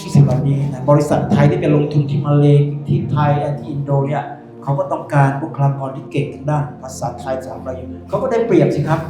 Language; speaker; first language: Thai; non-native, local second language; Pattani Malay